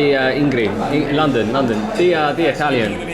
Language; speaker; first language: Indonesian; non-native, learner; English